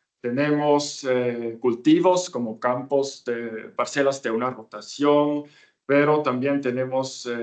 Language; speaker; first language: Spanish; non-native, fluent; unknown